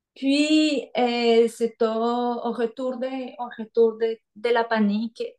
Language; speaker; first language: French; non-native, fluent; Spanish